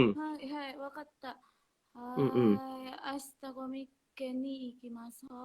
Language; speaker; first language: Japanese; non-native, learner; Indonesian